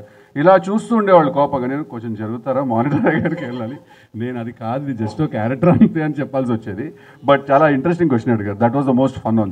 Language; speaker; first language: Telugu; native; Telugu